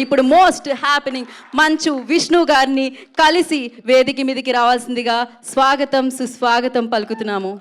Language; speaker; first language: Telugu; native; Telugu